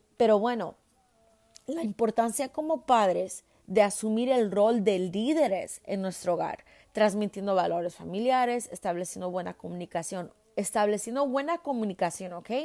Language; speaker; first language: Spanish; early bilingual, heritage; Spanish